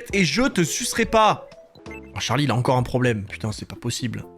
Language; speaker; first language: French; native; French